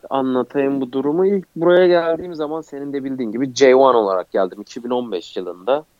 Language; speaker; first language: Turkish; native; Turkish